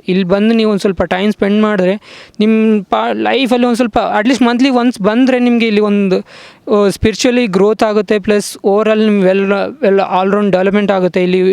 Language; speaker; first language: Kannada; native; Kannada